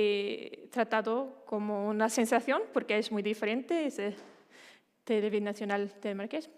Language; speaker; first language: Spanish; non-native, fluent; Danish